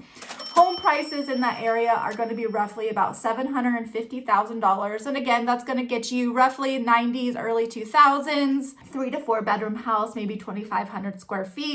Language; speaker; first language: English; native; English